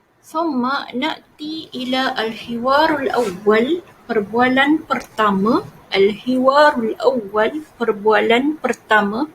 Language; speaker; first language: Arabic; non-native, fluent; Malay